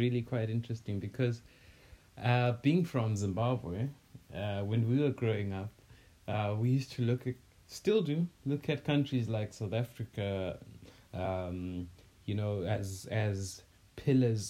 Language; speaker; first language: English; non-native, local second language; North Ndebele